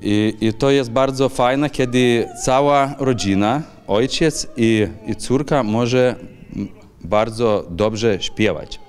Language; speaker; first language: Polish; non-native, fluent; Lithuanian